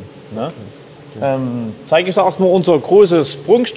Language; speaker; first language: German; native; German